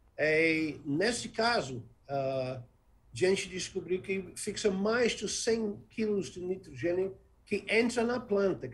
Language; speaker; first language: Portuguese; non-native, fluent; English